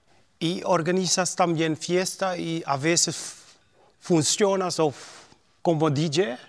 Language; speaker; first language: Spanish; non-native, fluent; Papiamento